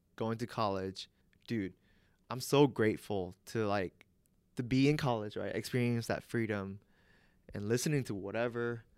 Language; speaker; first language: English; early bilingual, other home language; Vietnamese